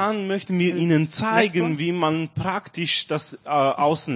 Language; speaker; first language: German; non-native, learner; Romanian